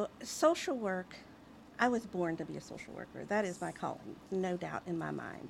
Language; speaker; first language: English; native; English